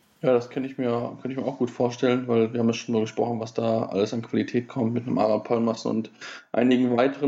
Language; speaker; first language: German; native; German